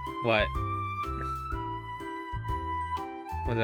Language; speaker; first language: English; native; English